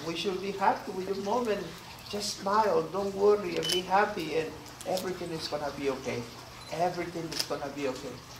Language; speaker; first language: English; non-native, learner; Spanish